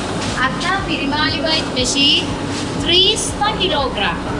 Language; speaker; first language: Russian; non-native, learner; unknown